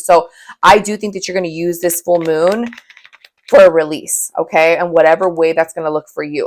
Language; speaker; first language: English; native; English